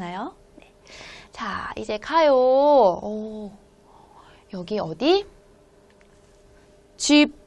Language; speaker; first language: Korean; non-native, fluent; Hmong